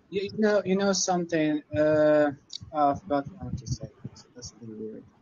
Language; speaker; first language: English; non-native, learner; Arabic